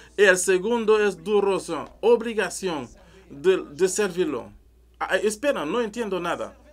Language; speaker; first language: Spanish; non-native, learner; French